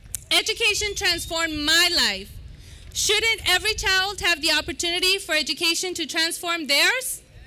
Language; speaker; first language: English; early bilingual, other home language; Spanish